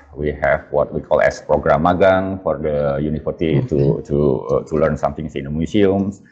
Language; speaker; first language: English; non-native, fluent; Indonesian